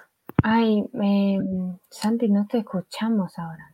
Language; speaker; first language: Spanish; early bilingual, other home language; Chinese